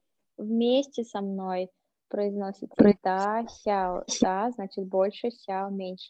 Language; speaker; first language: Russian; native; Russian